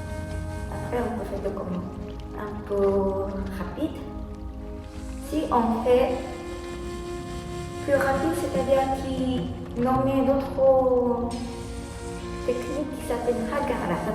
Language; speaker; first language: French; non-native, learner; Japanese